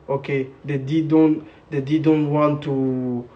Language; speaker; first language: English; non-native, learner; French